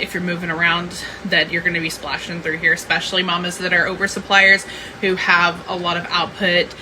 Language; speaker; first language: English; native; English